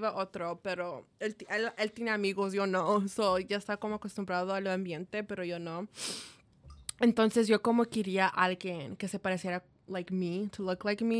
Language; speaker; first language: Spanish; early bilingual, heritage; Spanish